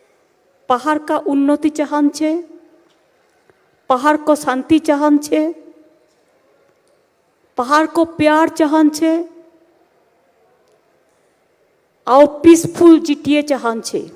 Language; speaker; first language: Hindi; non-native, local second language; Bangla